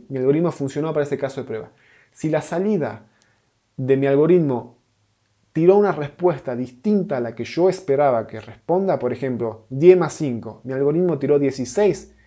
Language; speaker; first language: Spanish; native; Spanish